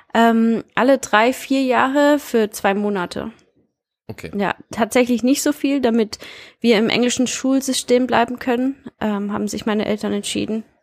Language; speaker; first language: German; early bilingual, heritage; German